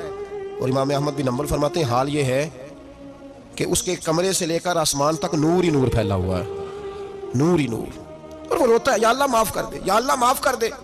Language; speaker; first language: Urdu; non-native, local second language; Punjabi